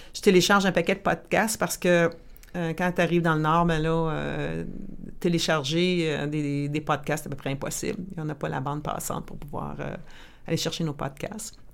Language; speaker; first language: French; native; French